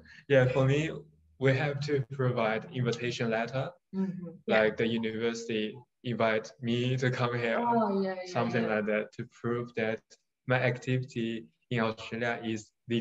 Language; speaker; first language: English; non-native, fluent; Chinese